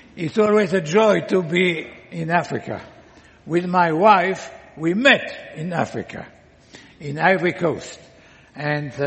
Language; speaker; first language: English; non-native, learner; French